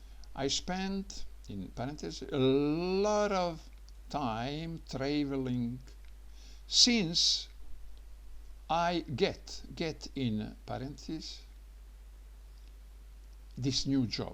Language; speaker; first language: English; non-native, learner; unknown